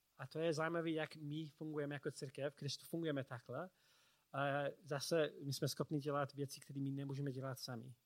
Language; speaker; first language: Czech; non-native, learner; English